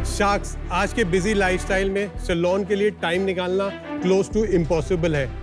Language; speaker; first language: Hindi; native; Hindi